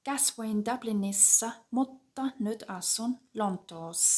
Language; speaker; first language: Finnish; non-native, fluent; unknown